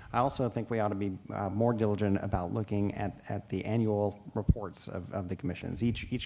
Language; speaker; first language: English; native; English